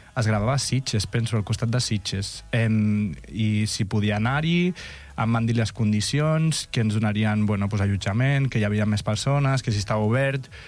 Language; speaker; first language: Catalan; non-native, local second language; Spanish